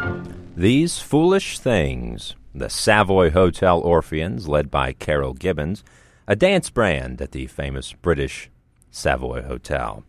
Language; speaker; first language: English; native; English